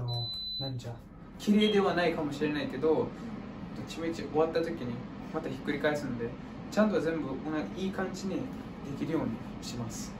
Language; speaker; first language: Japanese; non-native, fluent; English